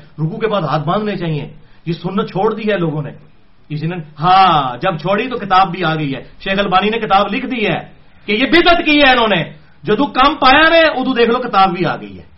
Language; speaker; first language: Urdu; non-native, local second language; Punjabi